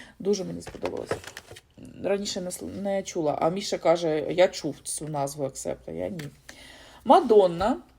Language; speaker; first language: Ukrainian; non-native, local second language; Russian